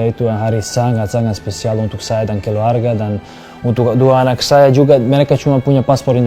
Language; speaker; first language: Indonesian; non-native, fluent; Serbian